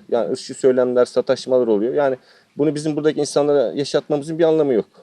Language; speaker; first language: Turkish; native; Turkish